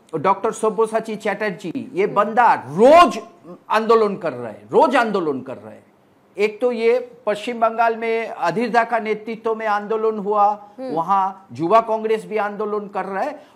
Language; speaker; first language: Hindi; non-native, local second language; Bangla